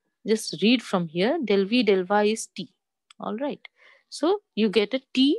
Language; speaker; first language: English; non-native, local second language; Bangla